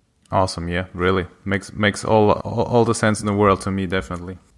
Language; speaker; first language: English; non-native, fluent; German